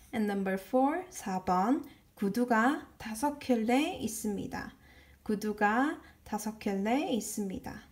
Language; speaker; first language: English; non-native, learner; Korean